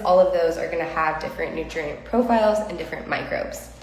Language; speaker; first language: English; native; English